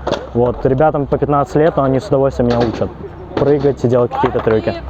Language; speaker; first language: Russian; native; Russian